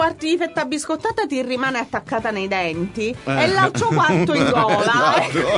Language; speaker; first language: Italian; native; Italian